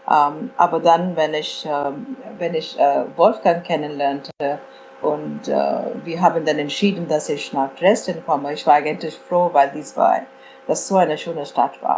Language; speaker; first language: German; non-native, fluent; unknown